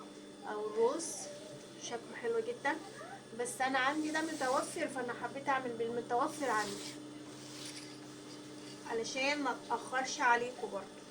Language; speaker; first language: Arabic; native; Arabic